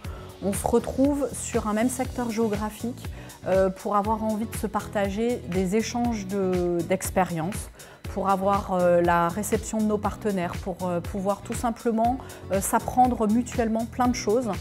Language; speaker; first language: French; native; French